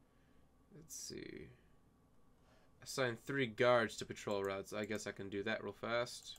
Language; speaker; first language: English; native; English